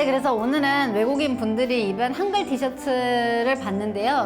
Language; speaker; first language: Korean; non-native, fluent; Kazakh